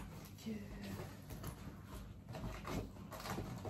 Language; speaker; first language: Persian; native; Persian